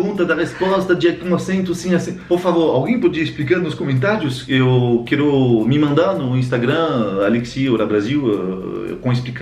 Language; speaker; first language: Portuguese; non-native, fluent; French